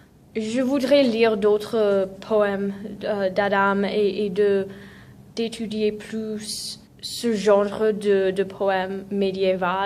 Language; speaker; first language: French; non-native, fluent; English